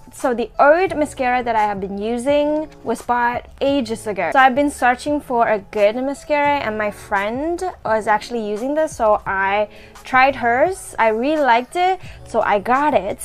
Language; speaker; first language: English; non-native, fluent; Chinese